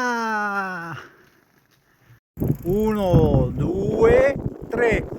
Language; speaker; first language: Italian; non-native, learner; French